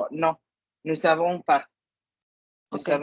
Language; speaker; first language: French; non-native, fluent; Spanish